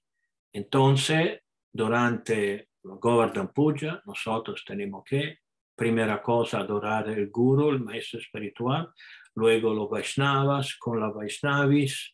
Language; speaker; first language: Spanish; non-native, fluent; Italian